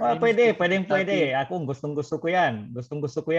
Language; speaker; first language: Filipino; non-native, fluent; Indonesian